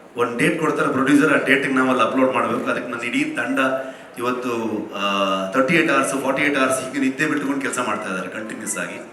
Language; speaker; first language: Kannada; native; Kannada